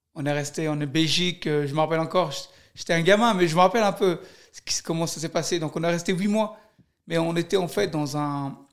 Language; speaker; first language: French; early bilingual, other home language; Kurdish